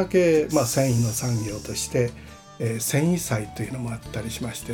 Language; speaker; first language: Japanese; native; Japanese